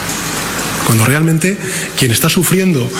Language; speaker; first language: Spanish; native; Spanish